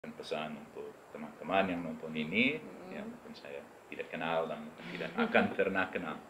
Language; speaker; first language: Indonesian; non-native, fluent; English